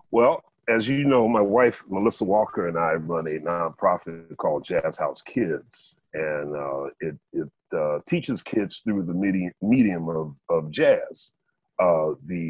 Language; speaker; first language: English; native; English